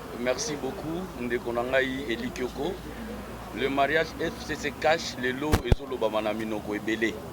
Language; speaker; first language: Lingala; native; Lingala